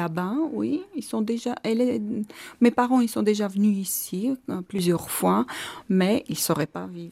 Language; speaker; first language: French; non-native, fluent; Armenian